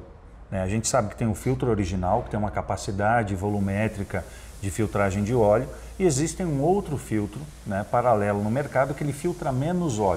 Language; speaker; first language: Portuguese; native; Portuguese